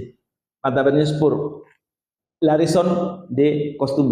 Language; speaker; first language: Spanish; non-native, learner; Indonesian